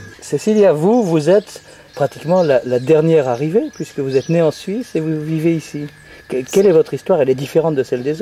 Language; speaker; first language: French; native; French